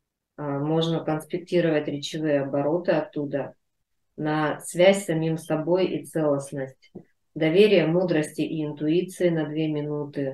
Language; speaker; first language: Russian; native; Russian